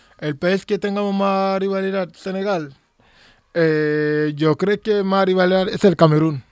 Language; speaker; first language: Spanish; non-native, local second language; Fang